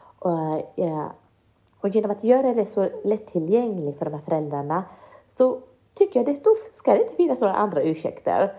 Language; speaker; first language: Swedish; early bilingual, other home language; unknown